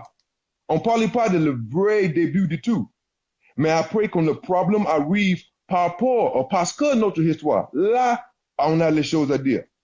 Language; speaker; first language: French; non-native, learner; English